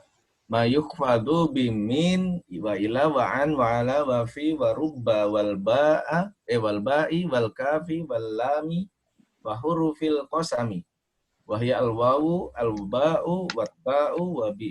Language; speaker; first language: Arabic; non-native, learner; Indonesian